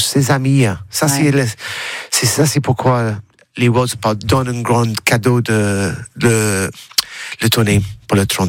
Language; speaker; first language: French; non-native, learner; English